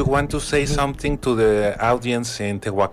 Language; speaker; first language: English; non-native, learner; Spanish